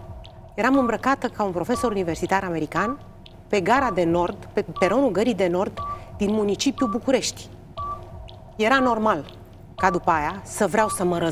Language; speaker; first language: Romanian; native; Romanian